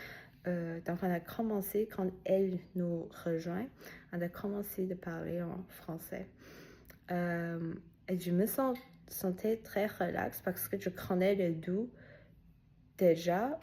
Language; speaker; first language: French; non-native, learner; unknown